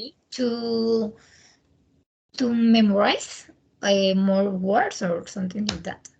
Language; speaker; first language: English; non-native, learner; Spanish